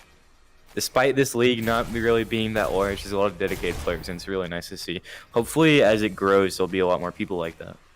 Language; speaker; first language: English; native; English